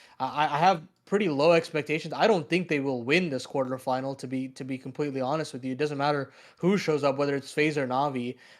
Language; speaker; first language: English; native; English